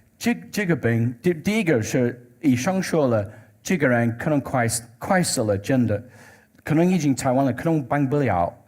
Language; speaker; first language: Chinese; non-native, learner; English